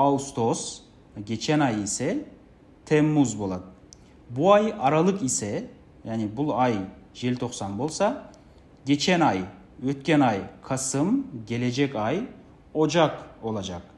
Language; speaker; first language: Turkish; non-native, fluent; Kazakh